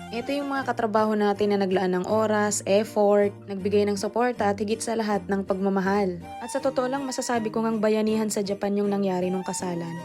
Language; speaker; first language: Filipino; native; Filipino